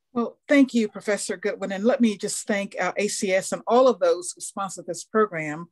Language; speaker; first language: English; native; English